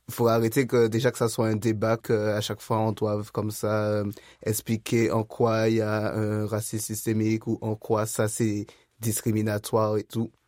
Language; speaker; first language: French; native; French